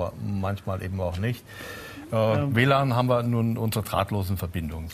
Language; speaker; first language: German; native; German